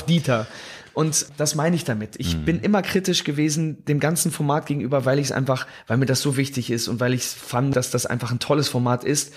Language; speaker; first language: German; native; German